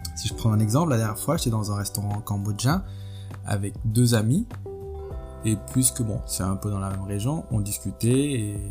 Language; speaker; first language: French; non-native, local second language; Wolof